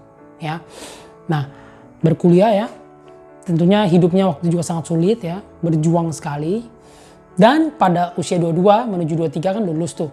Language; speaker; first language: Indonesian; native; Indonesian